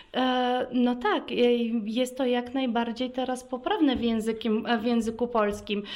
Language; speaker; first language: Polish; early bilingual, heritage; Polish